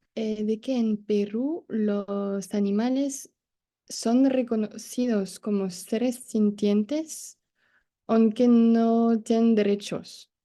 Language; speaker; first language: Spanish; non-native, fluent; French